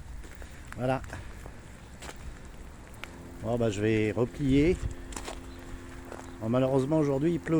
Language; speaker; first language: French; native; French